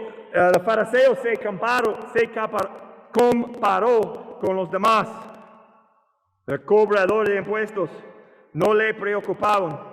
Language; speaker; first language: Spanish; non-native, learner; English